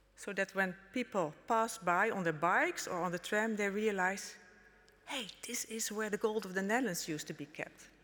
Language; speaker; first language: English; non-native, fluent; Dutch